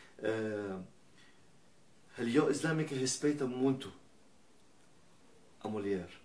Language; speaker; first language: Portuguese; non-native, learner; Persian